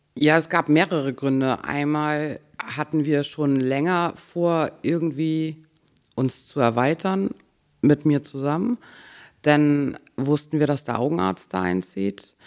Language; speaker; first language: German; native; German